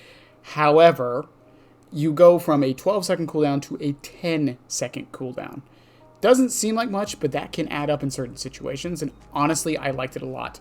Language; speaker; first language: English; native; English